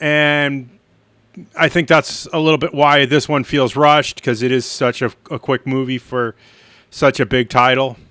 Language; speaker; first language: English; native; English